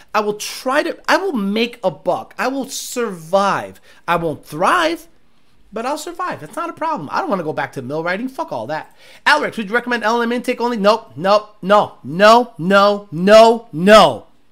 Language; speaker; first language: English; native; English